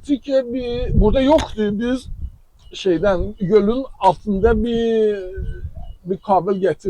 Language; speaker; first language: Turkish; non-native, learner; Persian